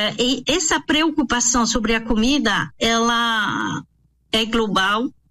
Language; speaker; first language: Portuguese; non-native, fluent; French